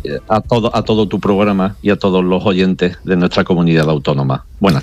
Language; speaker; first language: Spanish; native; Spanish